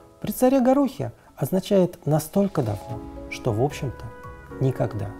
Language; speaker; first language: Russian; native; Russian